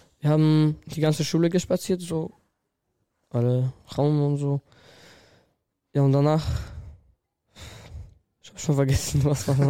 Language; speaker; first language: German; non-native, learner; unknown